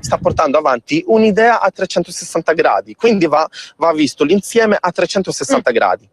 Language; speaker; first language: Italian; early bilingual, other home language; Arabic